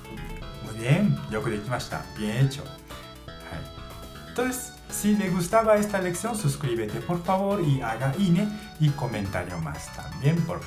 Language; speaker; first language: Spanish; non-native, learner; Japanese